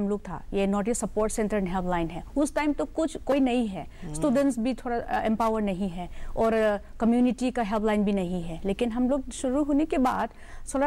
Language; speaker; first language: Hindi; non-native, local second language; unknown